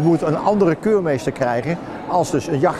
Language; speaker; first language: Dutch; native; Dutch